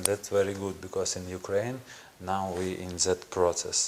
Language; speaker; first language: English; non-native, learner; Ukrainian